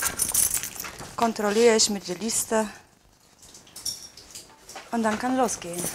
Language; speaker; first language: German; non-native, fluent; Polish